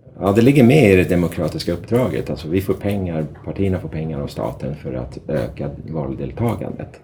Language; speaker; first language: Swedish; native; Swedish